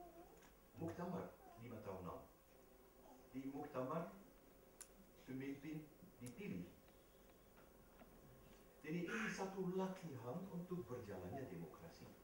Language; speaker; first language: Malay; non-native, fluent; Dutch